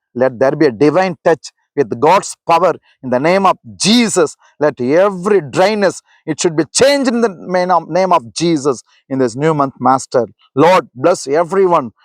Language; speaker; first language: English; non-native, local second language; Tamil